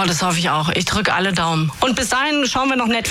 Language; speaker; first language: German; native; German